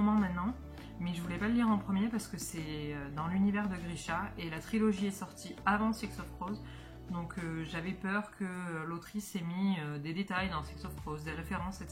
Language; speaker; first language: French; native; French